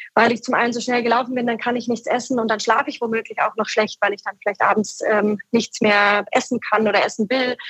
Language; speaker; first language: German; native; German